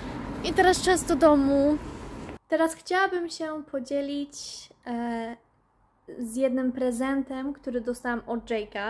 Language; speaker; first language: Polish; early bilingual, heritage; Polish